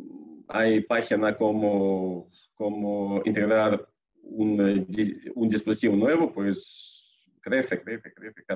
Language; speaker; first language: Spanish; non-native, fluent; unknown